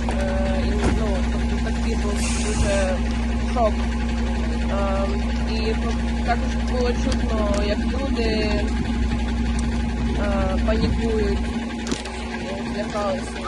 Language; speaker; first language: Ukrainian; non-native, local second language; Russian